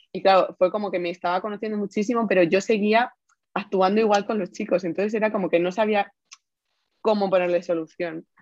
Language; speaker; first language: Spanish; native; Spanish